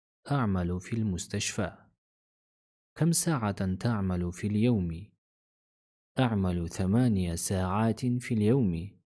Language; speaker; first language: Arabic; non-native, fluent; Kazakh